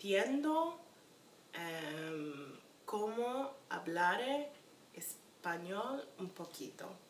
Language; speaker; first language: Spanish; non-native, learner; English